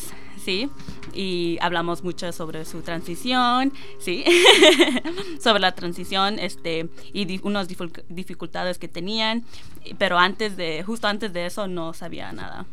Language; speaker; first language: Spanish; non-native, fluent; English